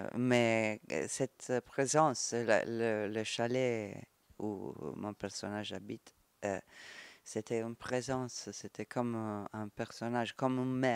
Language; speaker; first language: French; non-native, fluent; Italian